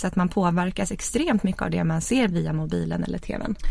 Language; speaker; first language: Swedish; native; Swedish